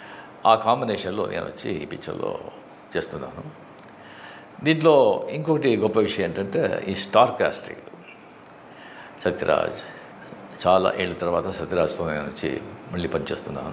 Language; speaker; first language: Telugu; non-native, local second language; Marathi